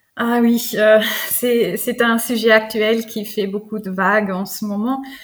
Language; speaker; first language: French; non-native, fluent; German